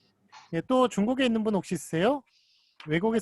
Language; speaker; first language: Korean; native; Korean